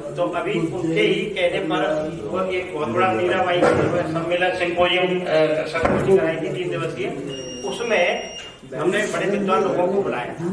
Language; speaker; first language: Hindi; native; Hindi